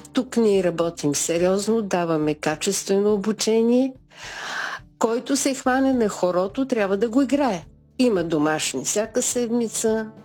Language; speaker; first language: Bulgarian; native; Bulgarian